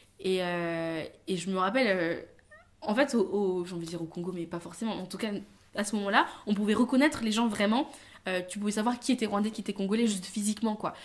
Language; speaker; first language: French; early bilingual, other home language; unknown